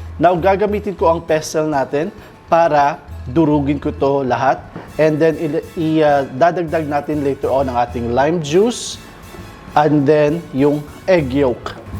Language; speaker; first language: Filipino; non-native, local second language; Cebuano